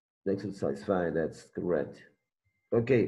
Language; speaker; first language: English; non-native, learner; Spanish